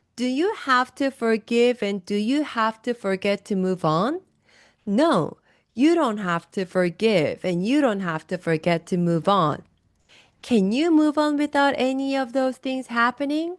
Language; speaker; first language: English; non-native, fluent; Korean